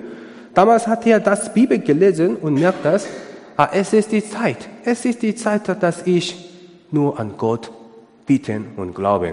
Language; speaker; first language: German; non-native, learner; Korean